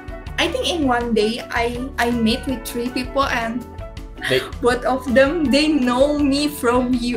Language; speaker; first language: English; non-native, learner; Indonesian